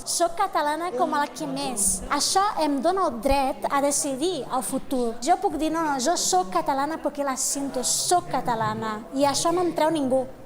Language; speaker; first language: Catalan; non-native, fluent; Portuguese